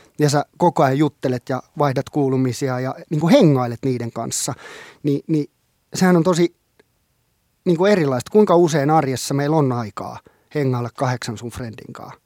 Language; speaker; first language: Finnish; non-native, local second language; Swedish